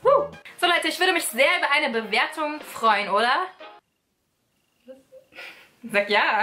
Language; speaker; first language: German; native; German